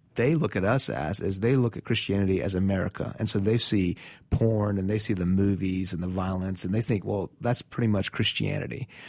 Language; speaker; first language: English; non-native, fluent; Persian